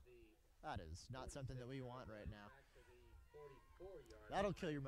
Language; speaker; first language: English; native; English